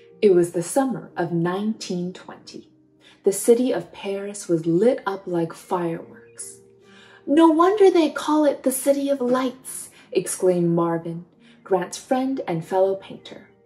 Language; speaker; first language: English; native; English